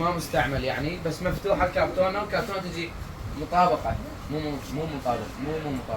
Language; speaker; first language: Arabic; native; Arabic